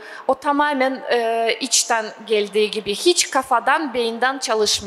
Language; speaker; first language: Turkish; non-native, fluent; Russian